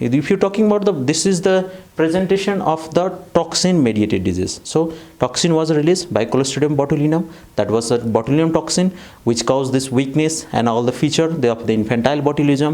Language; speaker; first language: English; non-native, fluent; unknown